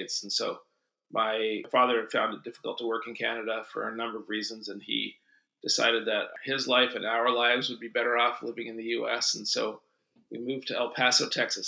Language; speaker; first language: English; native; English